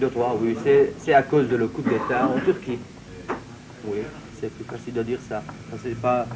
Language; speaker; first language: French; non-native, fluent; Syriac